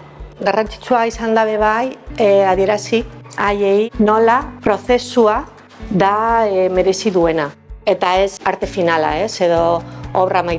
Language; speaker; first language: Basque; non-native, local second language; Spanish